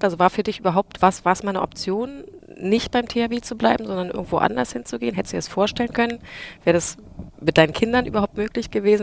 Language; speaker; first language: German; native; German